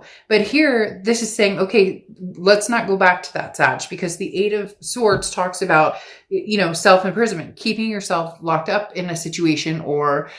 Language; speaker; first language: English; native; English